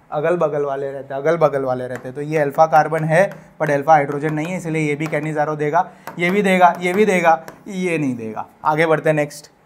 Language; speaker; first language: Hindi; non-native, local second language; Gujarati